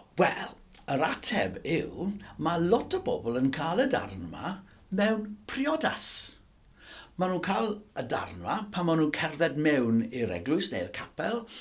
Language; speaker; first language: Welsh; native; Welsh